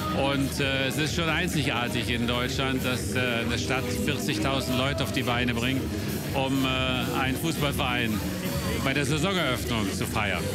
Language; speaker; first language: German; native; German